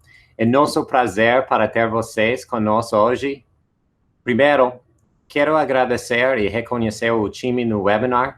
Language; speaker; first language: Portuguese; non-native, fluent; English